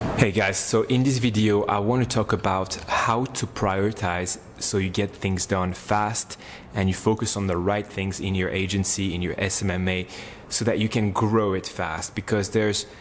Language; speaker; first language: English; non-native, fluent; French